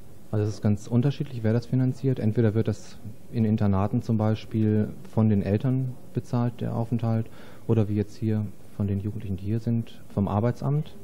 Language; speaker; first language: German; native; German